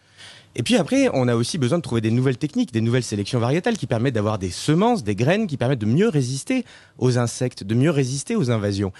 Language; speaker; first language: French; native; French